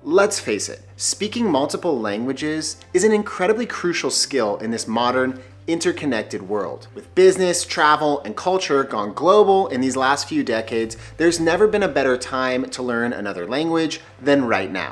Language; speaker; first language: English; native; English